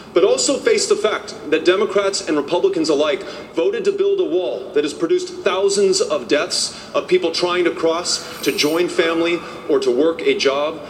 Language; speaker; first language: English; native; English